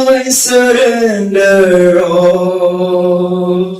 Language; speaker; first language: English; non-native, local second language; Telugu